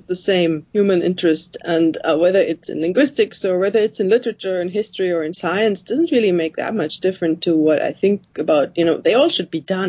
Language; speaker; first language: English; non-native, fluent; German